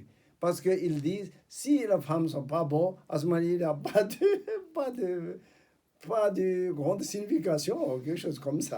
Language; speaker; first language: French; non-native, fluent; Tibetan